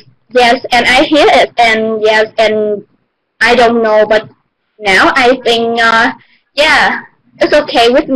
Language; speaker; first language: English; non-native, learner; Vietnamese